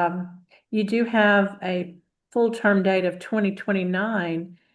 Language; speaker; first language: English; native; English